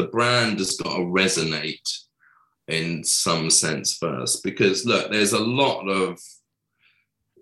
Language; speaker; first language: English; native; English